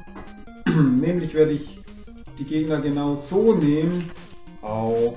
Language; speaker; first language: German; native; German